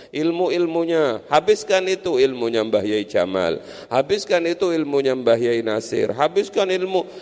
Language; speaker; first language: Indonesian; non-native, local second language; Madurese